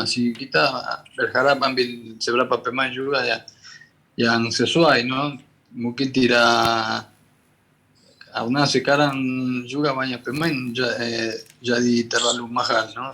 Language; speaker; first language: Indonesian; non-native, fluent; Spanish